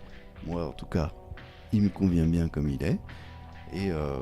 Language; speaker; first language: French; native; French